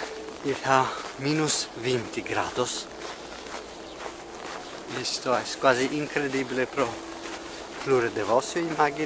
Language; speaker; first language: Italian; non-native, learner; Russian